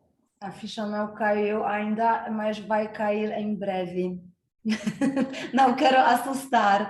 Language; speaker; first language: Portuguese; non-native, fluent; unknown